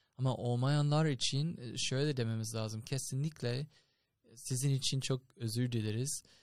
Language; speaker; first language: Turkish; non-native, fluent; English